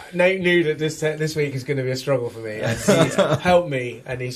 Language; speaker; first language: English; native; English